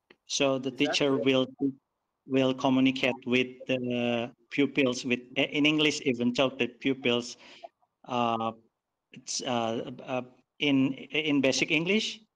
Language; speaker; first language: English; non-native, learner; Indonesian